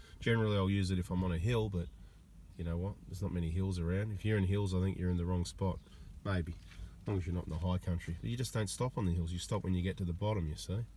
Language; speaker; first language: English; native; English